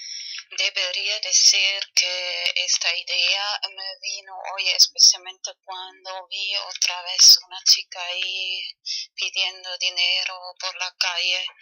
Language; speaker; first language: Spanish; non-native, fluent; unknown